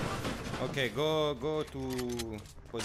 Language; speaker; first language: English; non-native, fluent; French